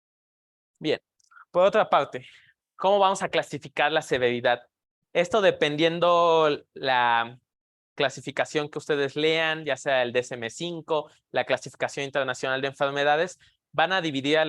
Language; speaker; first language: Spanish; native; Spanish